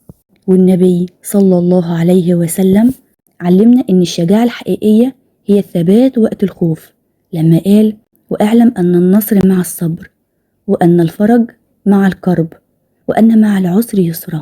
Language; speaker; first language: Arabic; native; Arabic